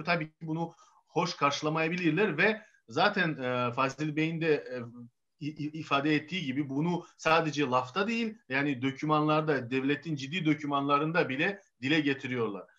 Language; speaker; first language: Turkish; non-native, fluent; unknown